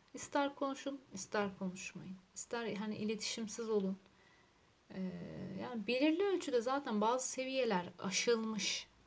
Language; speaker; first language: Turkish; native; Turkish